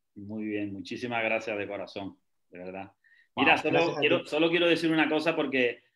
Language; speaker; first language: Spanish; native; Spanish